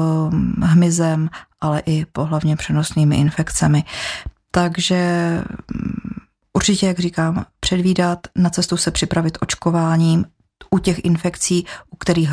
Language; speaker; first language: Czech; native; Czech